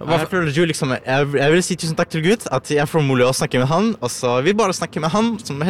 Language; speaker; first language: Norwegian; early bilingual, other home language; Ukrainian